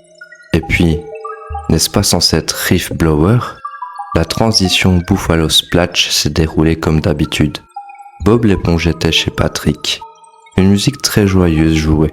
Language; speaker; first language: French; native; French